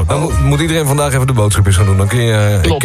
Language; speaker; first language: Dutch; native; Dutch